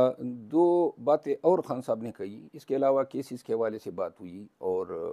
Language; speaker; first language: Urdu; non-native, local second language; Pashto